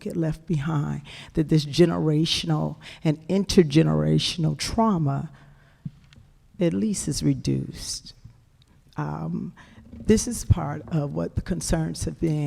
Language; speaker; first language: English; native; English